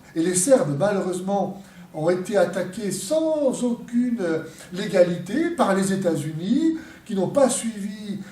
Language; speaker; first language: French; native; French